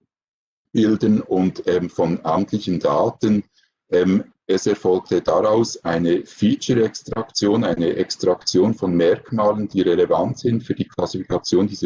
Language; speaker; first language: German; native; German